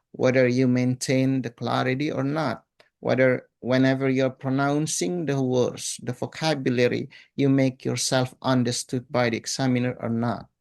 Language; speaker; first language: English; non-native, fluent; Indonesian